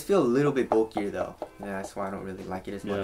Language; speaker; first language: English; native; English